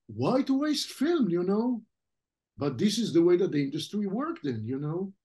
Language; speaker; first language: English; non-native, fluent; French